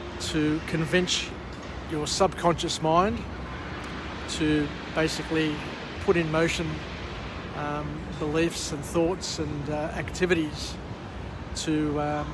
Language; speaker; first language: English; native; English